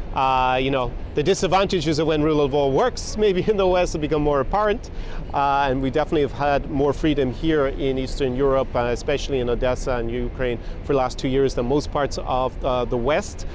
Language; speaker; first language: English; native; English